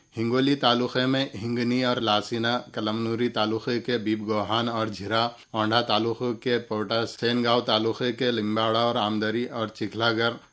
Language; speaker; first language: Urdu; native; Urdu